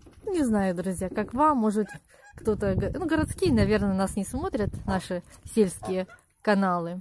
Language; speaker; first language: Russian; native; Russian